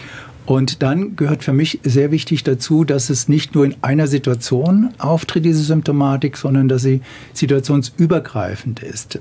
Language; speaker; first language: German; native; German